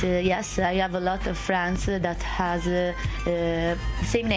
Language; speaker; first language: English; non-native, fluent; Italian